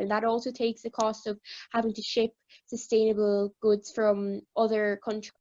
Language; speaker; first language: English; native; English